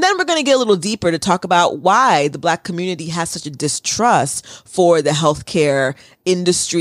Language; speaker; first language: English; native; English